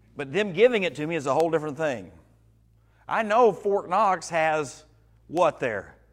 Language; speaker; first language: English; native; English